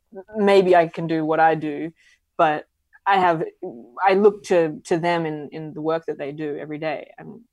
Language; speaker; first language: English; native; English